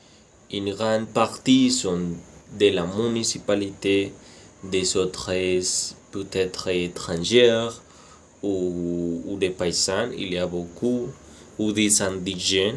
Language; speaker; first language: French; non-native, learner; Spanish